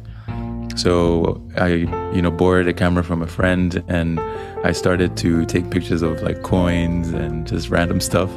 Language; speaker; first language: English; non-native, local second language; Swahili